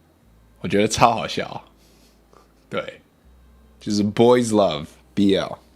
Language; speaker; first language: Chinese; non-native, learner; English